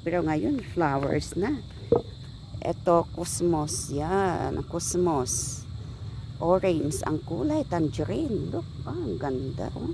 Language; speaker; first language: Filipino; non-native, local second language; Hiligaynon